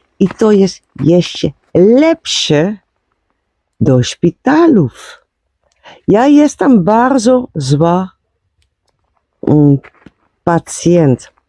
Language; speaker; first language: Polish; non-native, learner; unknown